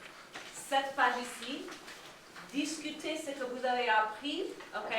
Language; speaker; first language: French; non-native, fluent; English